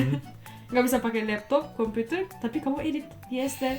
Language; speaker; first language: Indonesian; non-native, fluent; Turkish